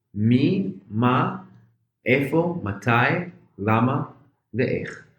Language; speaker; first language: Hebrew; non-native, fluent; English